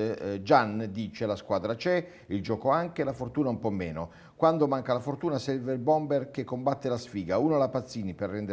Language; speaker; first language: Italian; native; Italian